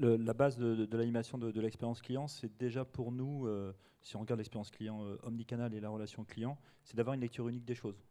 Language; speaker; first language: French; native; French